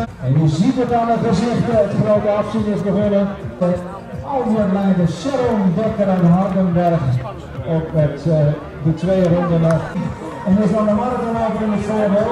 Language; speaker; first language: Dutch; native; Dutch